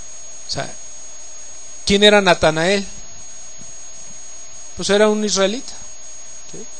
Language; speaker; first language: Spanish; native; Spanish